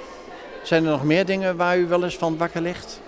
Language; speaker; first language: Dutch; native; Dutch